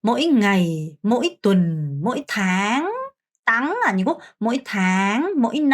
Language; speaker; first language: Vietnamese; non-native, fluent; Korean